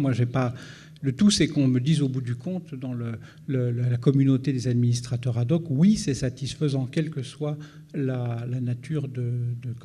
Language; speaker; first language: French; native; French